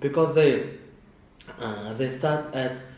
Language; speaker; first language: English; non-native, learner; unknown